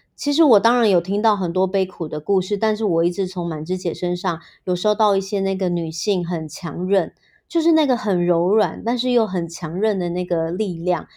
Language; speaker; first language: Chinese; native; Chinese